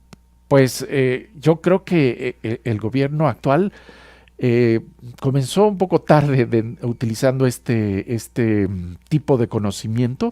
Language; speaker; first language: Spanish; native; Spanish